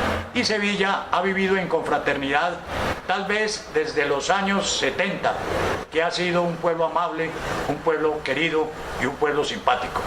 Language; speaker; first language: Spanish; native; Spanish